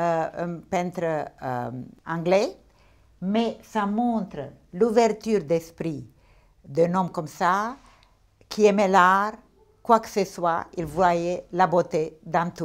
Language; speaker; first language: French; non-native, fluent; Portuguese